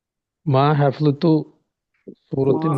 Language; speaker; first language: Arabic; non-native, learner; Malayalam